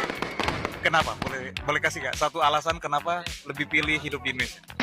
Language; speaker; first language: Indonesian; non-native, fluent; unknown